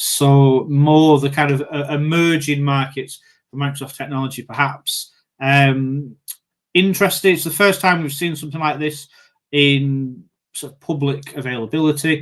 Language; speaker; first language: English; native; English